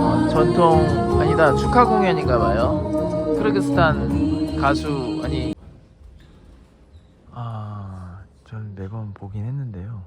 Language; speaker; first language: Korean; native; Korean